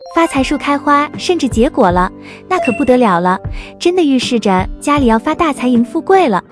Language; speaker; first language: Chinese; native; Chinese